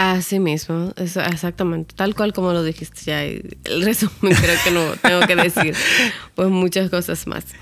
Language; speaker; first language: Spanish; native; Spanish